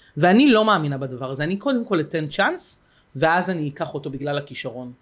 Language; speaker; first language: Hebrew; native; Hebrew